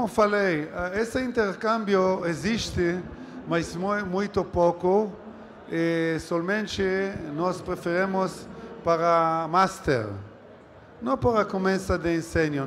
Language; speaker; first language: Portuguese; non-native, learner; Hebrew